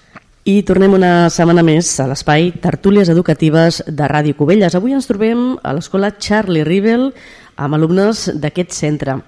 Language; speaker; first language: Catalan; native; Catalan